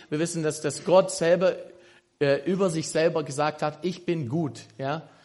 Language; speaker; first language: German; non-native, fluent; English